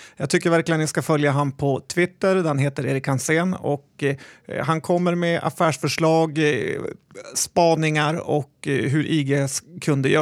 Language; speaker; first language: Swedish; native; Swedish